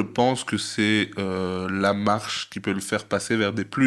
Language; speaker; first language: French; native; French